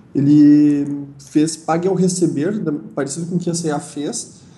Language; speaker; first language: Portuguese; native; Portuguese